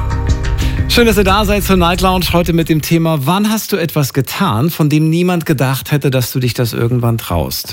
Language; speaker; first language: German; native; German